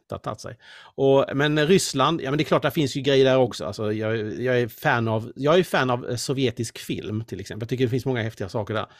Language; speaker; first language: Swedish; native; Swedish